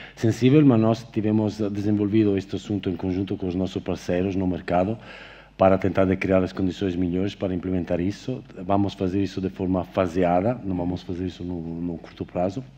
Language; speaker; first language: Portuguese; non-native, fluent; Italian